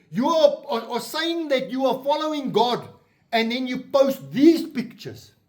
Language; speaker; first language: English; non-native, local second language; Afrikaans